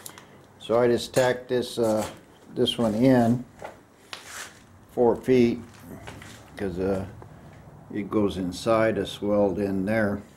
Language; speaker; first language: English; native; English